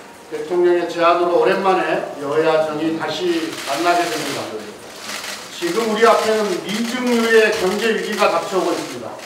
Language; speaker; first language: Korean; native; Korean